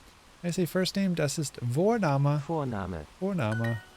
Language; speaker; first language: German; non-native, learner; English